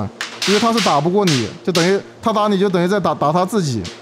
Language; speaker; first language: Chinese; native; Chinese